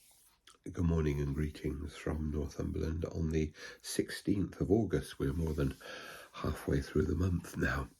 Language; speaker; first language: English; native; English